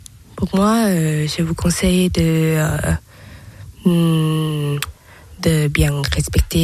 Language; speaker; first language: French; non-native, learner; Thai